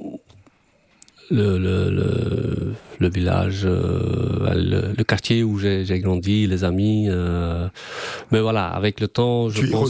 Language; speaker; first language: French; non-native, fluent; Albanian